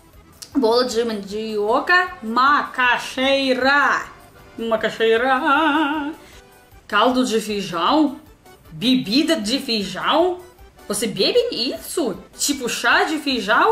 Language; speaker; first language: Portuguese; non-native, learner; Russian